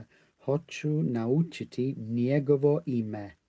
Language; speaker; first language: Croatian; non-native, learner; English